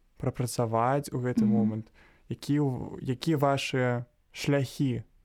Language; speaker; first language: Belarusian; native; Belarusian